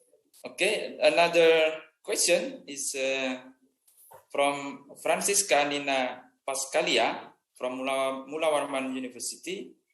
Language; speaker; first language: English; non-native, fluent; Indonesian